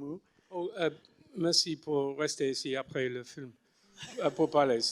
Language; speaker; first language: French; non-native, learner; English